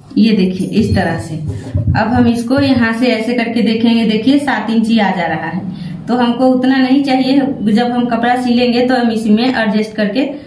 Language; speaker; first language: Hindi; native; Hindi